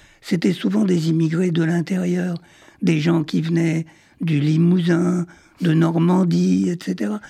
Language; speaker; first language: French; early bilingual, other home language; Arabic